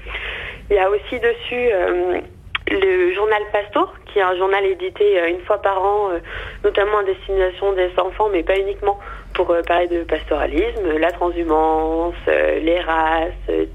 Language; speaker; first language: French; native; French